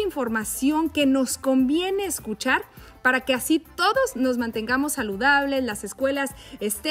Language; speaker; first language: Spanish; native; Spanish